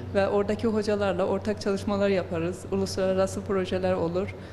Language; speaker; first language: Turkish; non-native, fluent; Persian